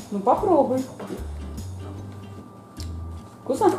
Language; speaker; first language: Russian; native; Russian